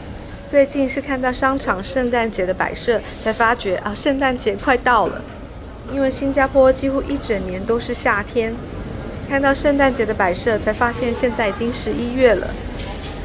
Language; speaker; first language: Chinese; native; Chinese